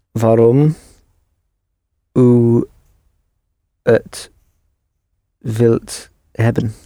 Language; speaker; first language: Dutch; non-native, learner; English